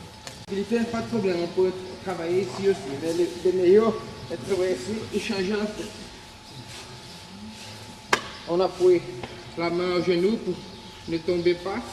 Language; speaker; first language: French; non-native, learner; Portuguese